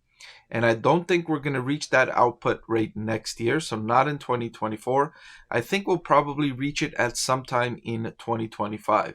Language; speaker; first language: English; native; English